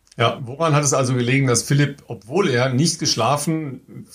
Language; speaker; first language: German; native; German